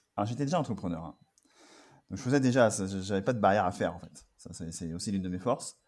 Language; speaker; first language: French; native; French